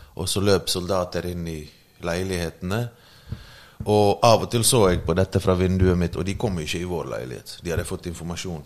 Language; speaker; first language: Norwegian; early bilingual, other home language; Bosnian